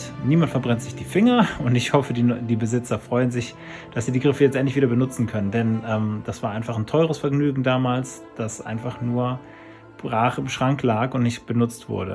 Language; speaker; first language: German; native; German